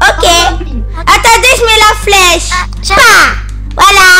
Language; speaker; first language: French; native; French